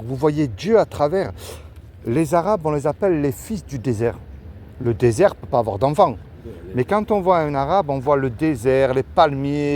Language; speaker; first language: French; native; French